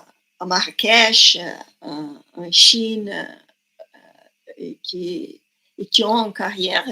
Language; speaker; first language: French; non-native, fluent; Portuguese